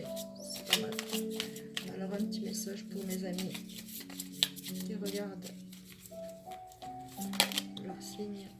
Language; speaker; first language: French; native; French